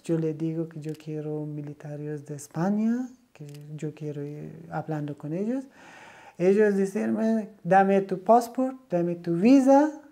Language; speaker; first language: Spanish; non-native, learner; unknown